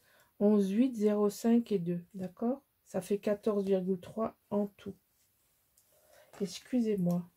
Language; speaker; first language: French; native; French